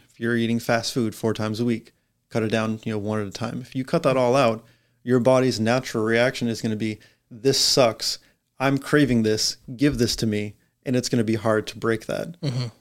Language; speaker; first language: English; native; English